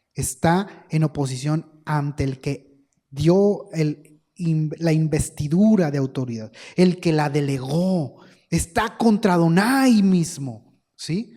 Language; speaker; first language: Spanish; native; Spanish